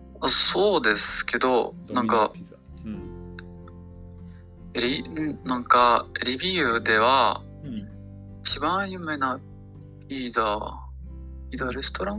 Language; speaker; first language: Japanese; non-native, learner; Ukrainian